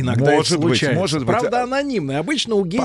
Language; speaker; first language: Russian; native; Russian